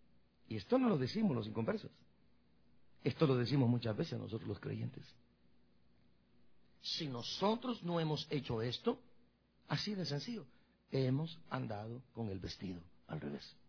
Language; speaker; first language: Spanish; native; Spanish